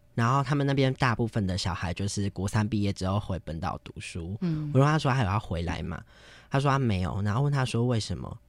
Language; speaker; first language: Chinese; native; Chinese